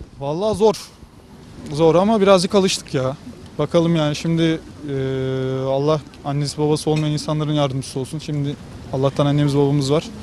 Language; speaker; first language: Turkish; native; Turkish